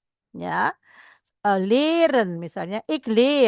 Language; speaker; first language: Dutch; non-native, fluent; Indonesian